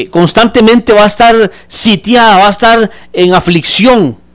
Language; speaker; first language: Spanish; native; Spanish